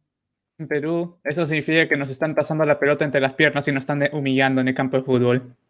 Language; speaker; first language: Spanish; native; Spanish